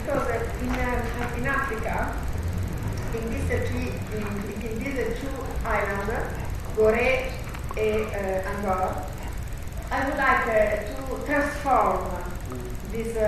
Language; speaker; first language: English; non-native, learner; Italian